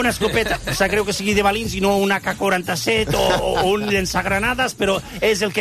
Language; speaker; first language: Catalan; native; Catalan